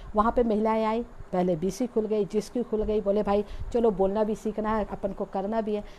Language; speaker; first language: Hindi; native; Hindi